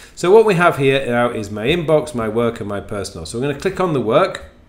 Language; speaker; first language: English; native; English